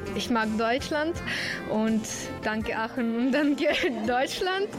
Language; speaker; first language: German; non-native, learner; Ukrainian